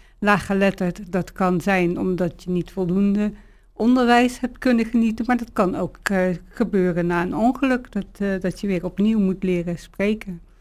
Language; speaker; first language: Dutch; native; Dutch